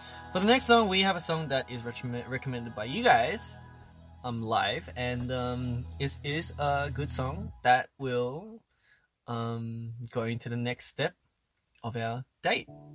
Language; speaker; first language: English; early bilingual, other home language; Korean